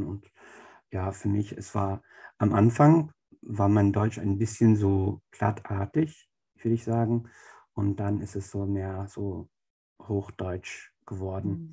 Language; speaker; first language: German; non-native, fluent; English